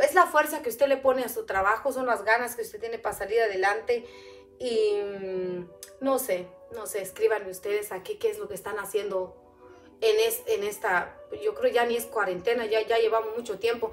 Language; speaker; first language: Spanish; non-native, fluent; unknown